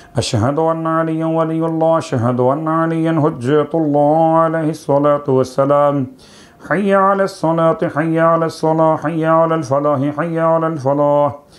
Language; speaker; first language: Urdu; native; Urdu